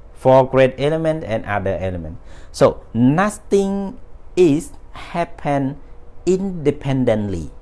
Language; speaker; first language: English; non-native, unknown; Khmer